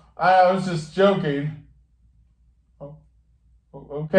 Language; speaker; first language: English; native; English